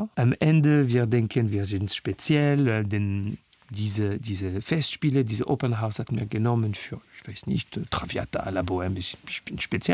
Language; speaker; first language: German; non-native, learner; French